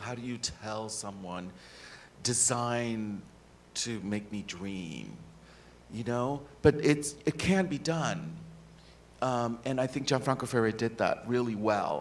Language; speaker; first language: English; native; English